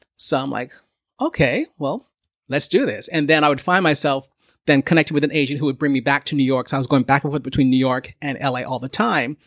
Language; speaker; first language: English; native; English